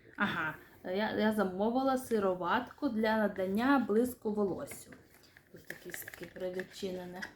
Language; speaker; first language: Ukrainian; non-native, local second language; Russian